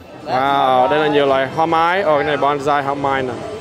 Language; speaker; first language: Vietnamese; early bilingual, heritage; Vietnamese